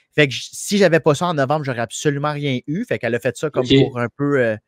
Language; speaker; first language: French; native; French